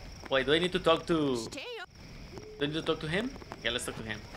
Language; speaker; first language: English; non-native, fluent; Spanish